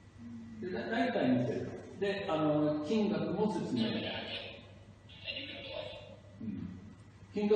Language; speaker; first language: Japanese; non-native, fluent; English